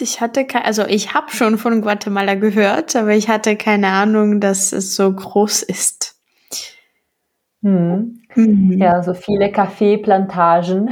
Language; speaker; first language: German; non-native, fluent; Czech